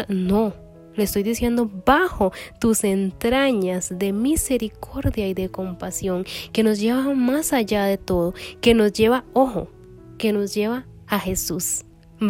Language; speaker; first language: Spanish; native; Spanish